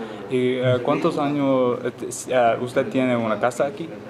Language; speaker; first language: Spanish; non-native, learner; English